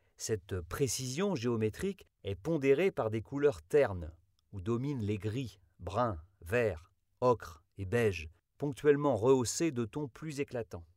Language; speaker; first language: French; native; French